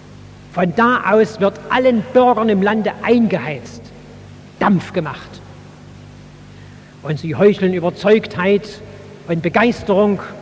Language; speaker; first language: German; native; German